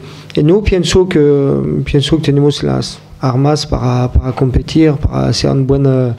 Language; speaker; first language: Spanish; non-native, fluent; French